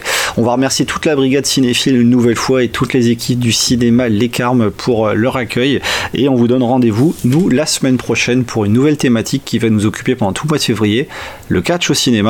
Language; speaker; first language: French; native; French